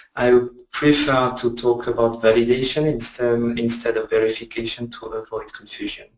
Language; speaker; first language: English; non-native, fluent; French